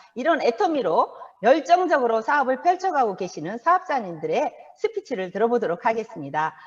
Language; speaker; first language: Korean; native; Korean